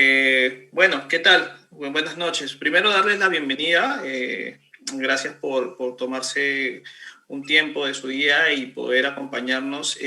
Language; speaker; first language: Spanish; native; Spanish